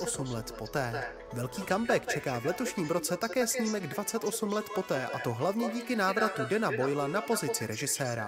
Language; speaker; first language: Czech; native; Czech